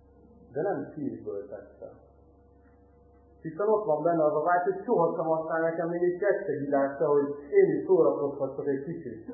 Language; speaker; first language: Hungarian; native; Hungarian